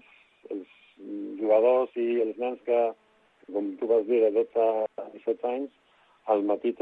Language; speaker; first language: Catalan; non-native, local second language; Spanish